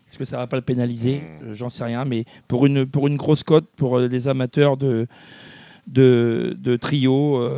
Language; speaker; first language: French; native; French